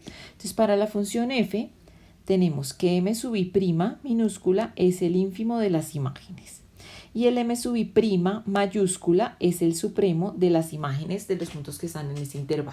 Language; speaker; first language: Spanish; native; Spanish